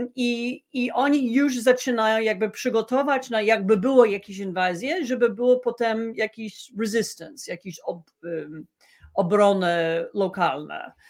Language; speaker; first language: Polish; non-native, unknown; English